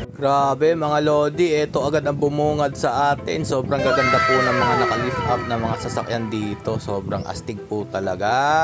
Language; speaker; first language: Filipino; non-native, local second language; Cebuano